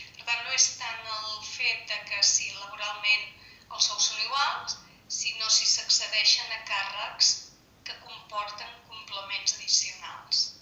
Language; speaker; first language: Catalan; non-native, local second language; Spanish